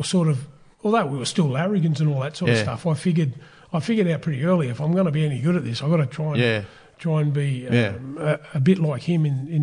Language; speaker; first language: English; native; English